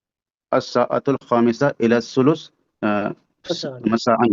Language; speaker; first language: Arabic; non-native, learner; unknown